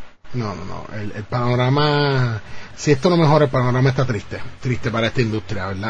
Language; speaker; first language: Spanish; native; Spanish